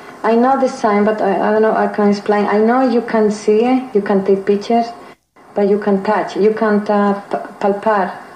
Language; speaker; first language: English; non-native, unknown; Spanish